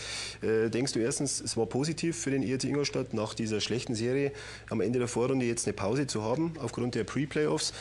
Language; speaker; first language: German; native; German